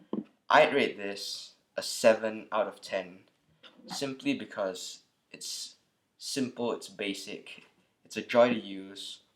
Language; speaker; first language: English; native; English